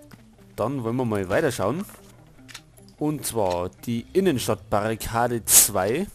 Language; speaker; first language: German; native; German